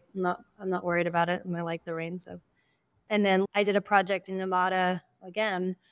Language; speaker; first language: English; native; English